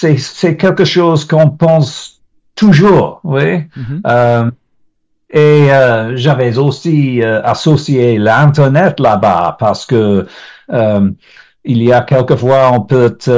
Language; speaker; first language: French; non-native, learner; English